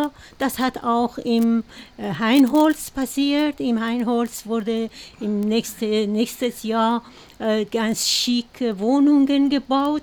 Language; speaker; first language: German; non-native, learner; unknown